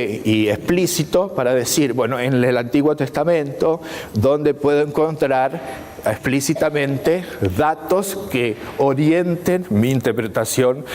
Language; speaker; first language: Spanish; native; Spanish